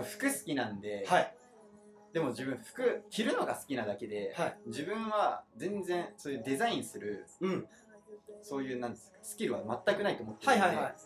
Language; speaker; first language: Japanese; native; Japanese